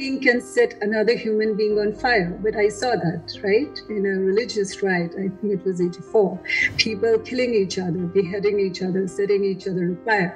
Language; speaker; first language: English; non-native, local second language; Hindi